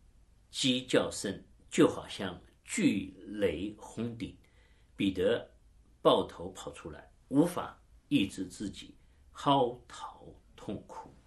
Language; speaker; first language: Chinese; native; Chinese